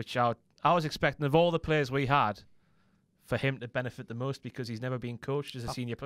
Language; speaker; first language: English; native; English